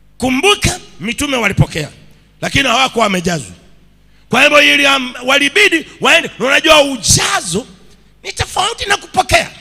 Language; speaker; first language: Swahili; non-native, local second language; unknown